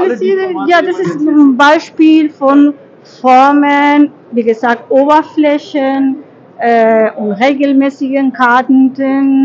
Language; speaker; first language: German; non-native, fluent; Spanish